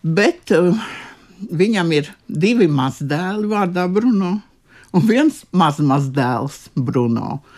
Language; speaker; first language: Latvian; native; Latvian